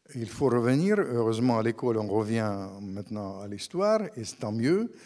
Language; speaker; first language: French; non-native, fluent; Ukrainian